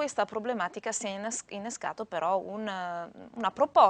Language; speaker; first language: Italian; native; Italian